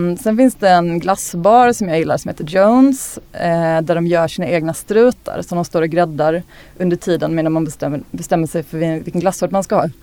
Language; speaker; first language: Swedish; native; Swedish